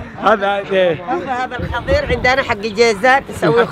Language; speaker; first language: Arabic; native; Arabic